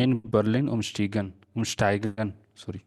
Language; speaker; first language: German; non-native, learner; Urdu